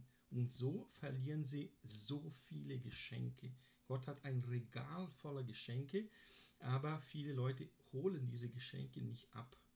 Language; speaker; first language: German; non-native, fluent; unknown